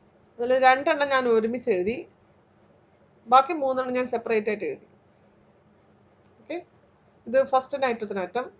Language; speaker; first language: Malayalam; native; Malayalam